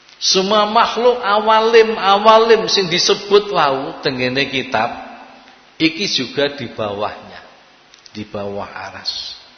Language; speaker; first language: Indonesian; non-native, local second language; Javanese